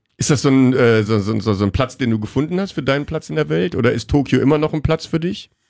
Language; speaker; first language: German; native; German